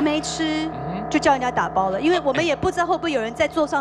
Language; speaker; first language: Chinese; native; Chinese